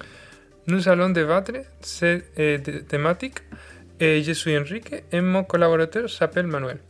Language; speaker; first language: French; non-native, learner; Spanish